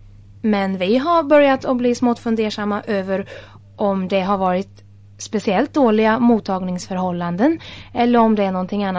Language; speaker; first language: Swedish; native; Swedish